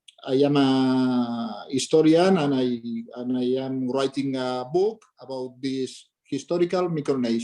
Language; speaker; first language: English; non-native, learner; Catalan